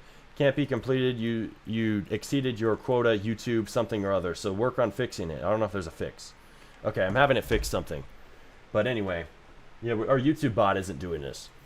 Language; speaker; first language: English; native; English